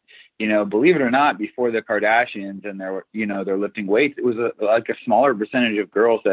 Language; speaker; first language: English; native; English